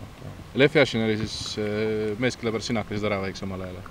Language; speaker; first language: Estonian; native; Estonian